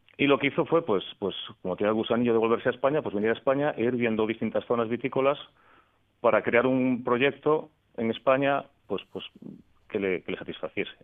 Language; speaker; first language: Spanish; native; Spanish